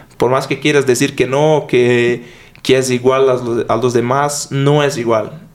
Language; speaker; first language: Spanish; non-native, fluent; Portuguese